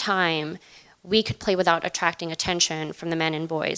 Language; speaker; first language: English; non-native, local second language; Urdu